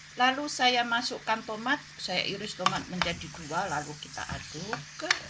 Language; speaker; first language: Indonesian; native; Indonesian